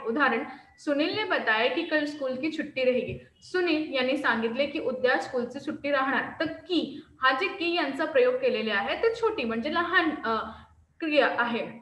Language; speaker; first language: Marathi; non-native, local second language; Hindi